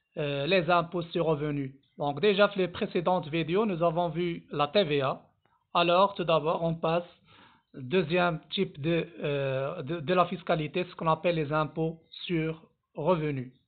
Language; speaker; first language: French; non-native, local second language; Arabic